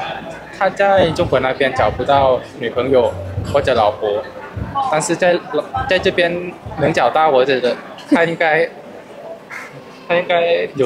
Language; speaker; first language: Chinese; non-native, fluent; Lao